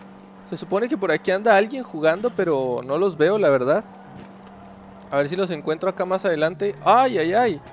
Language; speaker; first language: Spanish; native; Spanish